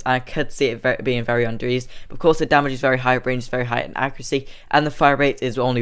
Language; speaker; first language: English; native; English